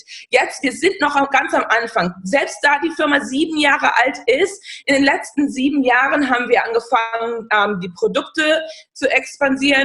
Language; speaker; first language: German; non-native, fluent; English